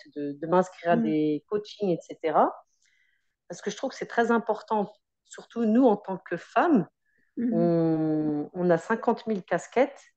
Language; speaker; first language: French; native; French